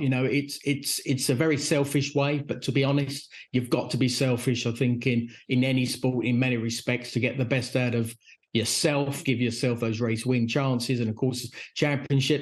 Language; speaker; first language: English; native; English